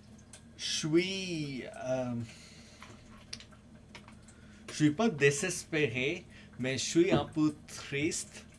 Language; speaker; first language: French; non-native, fluent; English